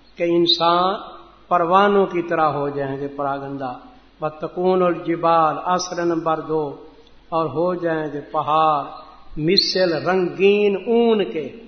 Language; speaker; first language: Urdu; native; Urdu